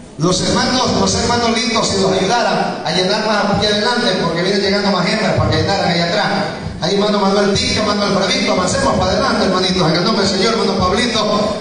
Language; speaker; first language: Spanish; native; Spanish